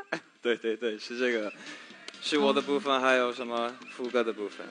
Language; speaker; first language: Chinese; non-native, learner; English